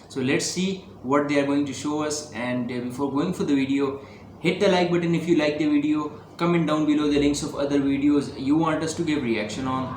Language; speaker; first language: English; non-native, local second language; Urdu